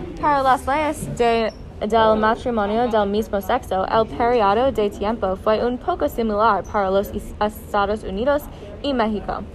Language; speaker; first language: Spanish; non-native, learner; English